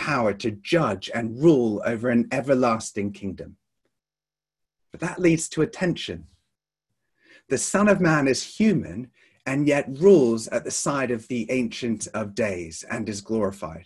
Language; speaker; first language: English; native; English